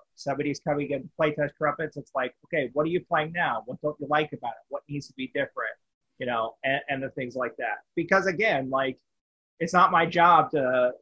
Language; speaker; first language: English; native; English